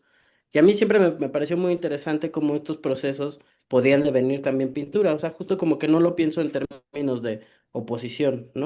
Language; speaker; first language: Spanish; native; Spanish